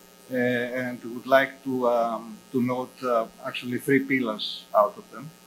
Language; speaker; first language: English; non-native, fluent; Greek